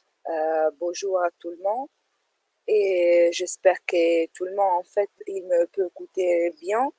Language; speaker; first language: French; non-native, fluent; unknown